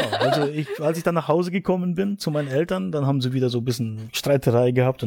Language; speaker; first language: German; native; German